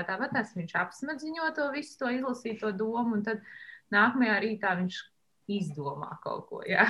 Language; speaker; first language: Latvian; native; Latvian